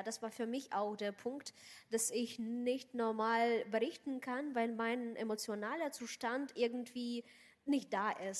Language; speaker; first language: German; non-native, fluent; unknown